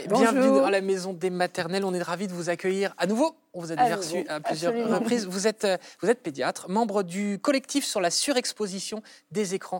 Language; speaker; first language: French; native; French